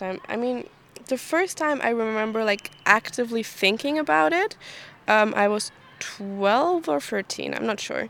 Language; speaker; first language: English; non-native, fluent; German